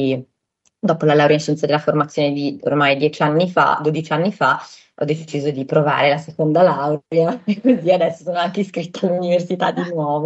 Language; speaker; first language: Italian; native; Italian